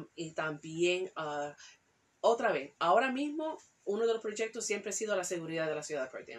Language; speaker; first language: Spanish; early bilingual, heritage; Spanish